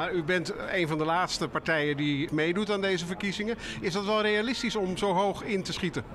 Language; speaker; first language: Dutch; native; Dutch